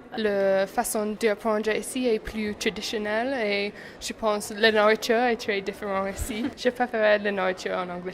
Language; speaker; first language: French; non-native, learner; English